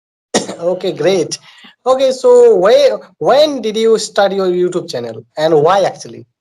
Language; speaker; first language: English; non-native, learner; Bangla